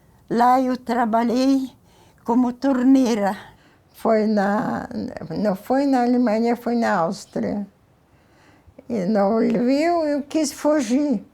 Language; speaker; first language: Portuguese; early bilingual, other home language; Ukrainian